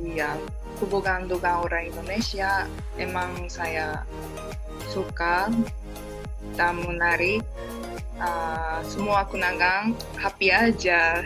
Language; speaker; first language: Indonesian; non-native, learner; Japanese